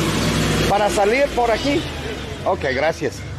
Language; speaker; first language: Spanish; non-native, learner; English